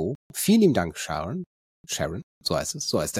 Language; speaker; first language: German; native; German